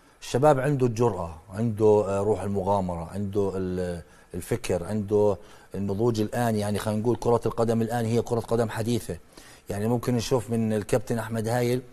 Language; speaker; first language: Arabic; native; Arabic